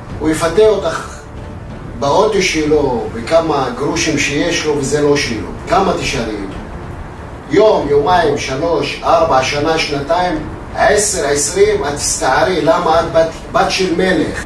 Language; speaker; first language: Hebrew; non-native, fluent; Arabic